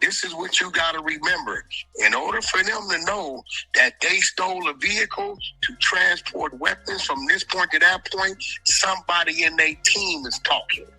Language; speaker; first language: English; native; English